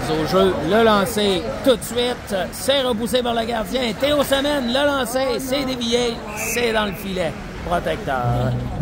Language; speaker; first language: French; native; French